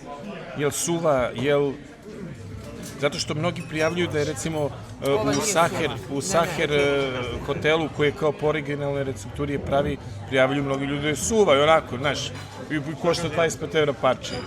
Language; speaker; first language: Serbian; native; Serbian